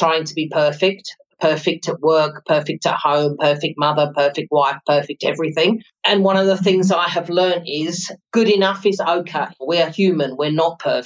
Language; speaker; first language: English; native; English